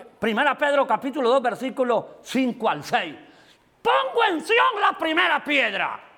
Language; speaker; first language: Spanish; native; Spanish